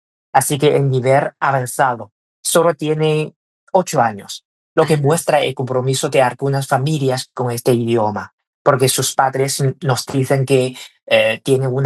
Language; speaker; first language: Spanish; non-native, fluent; Chinese